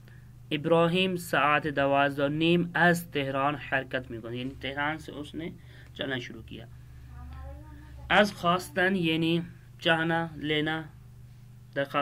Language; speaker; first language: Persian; non-native, fluent; Urdu